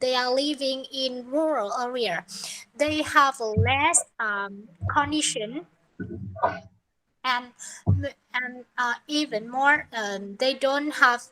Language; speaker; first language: English; non-native, learner; Vietnamese